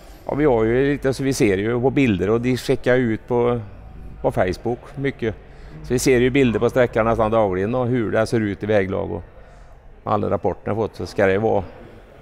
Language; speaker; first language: Swedish; native; Swedish